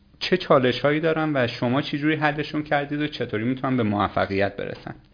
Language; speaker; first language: Persian; native; Persian